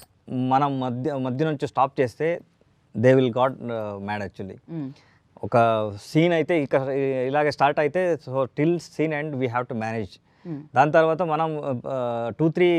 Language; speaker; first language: Telugu; non-native, learner; Kannada